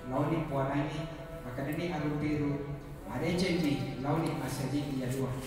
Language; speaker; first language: Indonesian; native; Indonesian